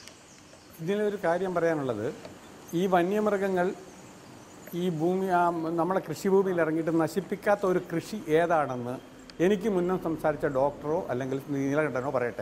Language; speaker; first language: Malayalam; native; Malayalam